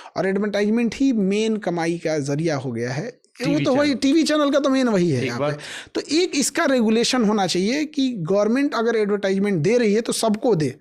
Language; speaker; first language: Hindi; native; Hindi